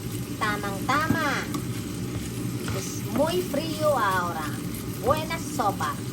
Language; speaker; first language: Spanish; non-native, learner; Filipino